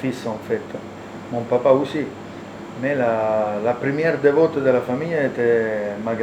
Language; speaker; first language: French; non-native, learner; Italian